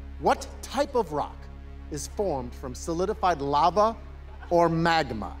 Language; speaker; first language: English; native; English